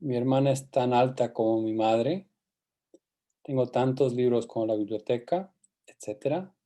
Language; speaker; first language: Spanish; non-native, fluent; English